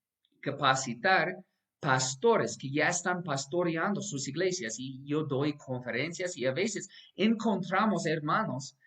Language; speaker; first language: Spanish; non-native, fluent; English